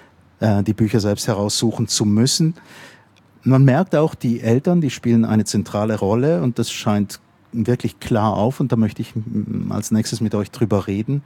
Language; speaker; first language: German; native; German